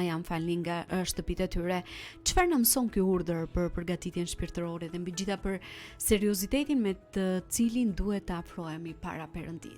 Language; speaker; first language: Albanian; native; Albanian